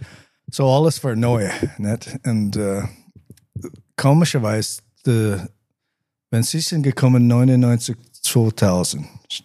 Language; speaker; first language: German; non-native, learner; English